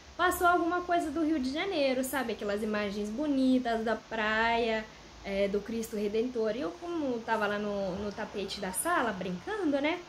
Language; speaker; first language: Portuguese; non-native, fluent; Romanian